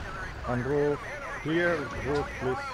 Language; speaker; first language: English; non-native, learner; Spanish